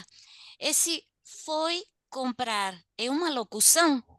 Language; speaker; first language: Portuguese; non-native, learner; Spanish